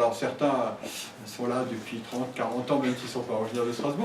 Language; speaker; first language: French; native; French